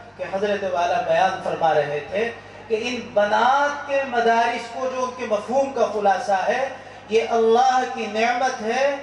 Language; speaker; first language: Urdu; native; Urdu